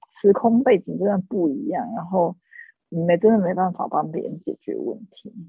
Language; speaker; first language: Chinese; native; Chinese